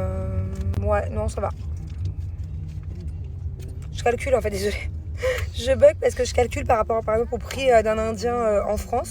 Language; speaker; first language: French; native; French